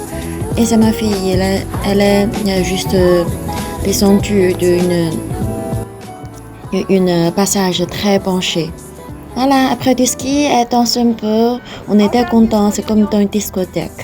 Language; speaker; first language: French; non-native, fluent; Chinese